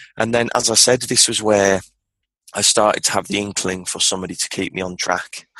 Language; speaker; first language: English; native; English